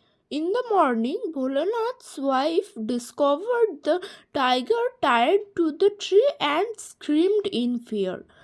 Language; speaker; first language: English; non-native, local second language; Bangla